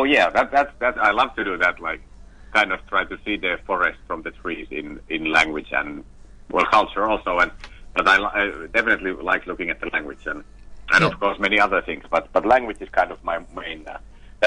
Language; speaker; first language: English; non-native, fluent; Finnish